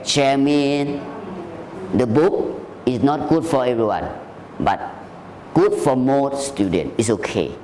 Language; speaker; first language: English; non-native, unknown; Thai